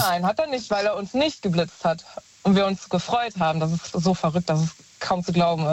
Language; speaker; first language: German; native; German